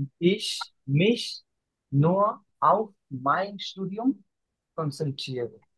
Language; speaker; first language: German; non-native, learner; Bangla